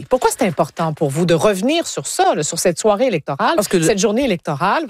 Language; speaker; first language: French; native; French